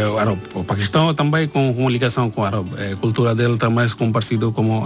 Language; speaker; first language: Portuguese; non-native, learner; Bangla